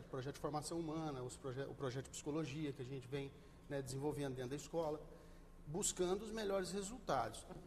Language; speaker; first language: Portuguese; native; Portuguese